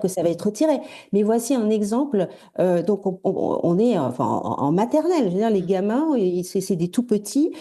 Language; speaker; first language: French; native; French